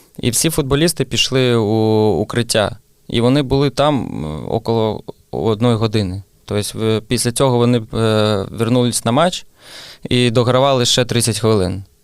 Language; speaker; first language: Ukrainian; non-native, local second language; Russian